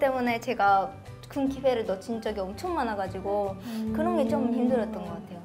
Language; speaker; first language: Korean; non-native, fluent; Japanese